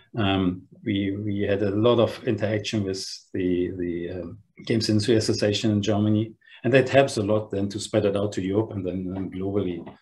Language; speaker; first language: English; non-native, fluent; German